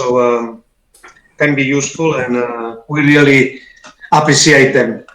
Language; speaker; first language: English; non-native, fluent; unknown